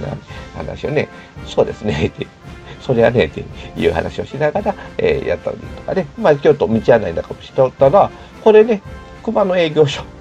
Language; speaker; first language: Japanese; native; Japanese